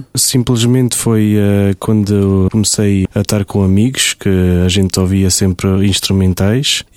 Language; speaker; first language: Portuguese; early bilingual, heritage; German